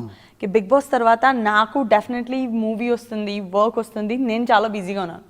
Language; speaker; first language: Telugu; non-native, learner; Gujarati